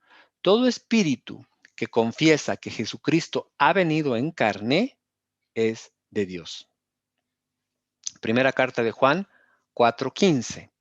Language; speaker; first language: Spanish; native; Spanish